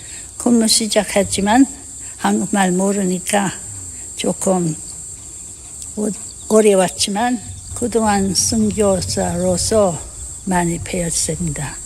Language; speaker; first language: Korean; non-native, learner; English